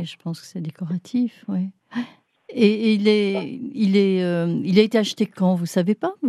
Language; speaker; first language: French; native; French